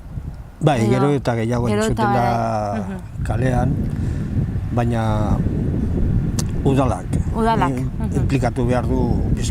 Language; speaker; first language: Basque; non-native, local second language; Spanish